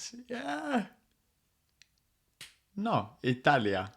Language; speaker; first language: Spanish; non-native, fluent; English